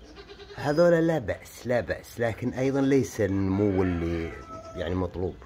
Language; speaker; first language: Arabic; native; Arabic